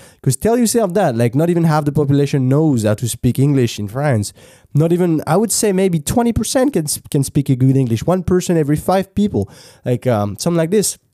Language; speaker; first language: English; non-native, fluent; French